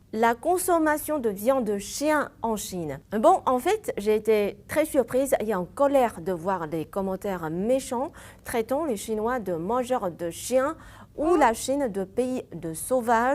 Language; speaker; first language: French; non-native, fluent; Chinese